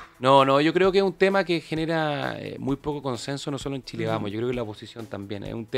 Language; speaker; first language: Spanish; native; Spanish